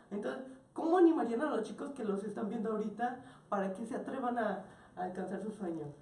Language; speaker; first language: Spanish; native; Spanish